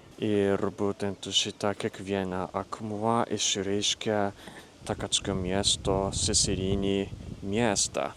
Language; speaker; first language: Lithuanian; non-native, fluent; Japanese